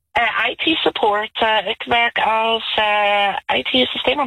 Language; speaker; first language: Dutch; non-native, fluent; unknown